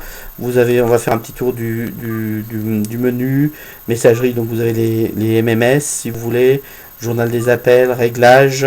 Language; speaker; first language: French; native; French